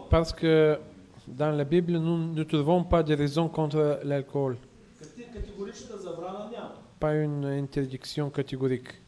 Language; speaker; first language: French; non-native, fluent; Bulgarian